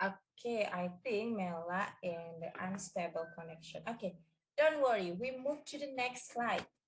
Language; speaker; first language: English; non-native, learner; Indonesian